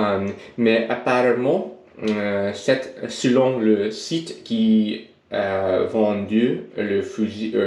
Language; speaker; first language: French; non-native, learner; English